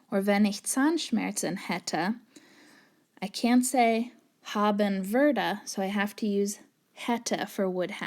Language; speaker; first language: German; non-native, fluent; English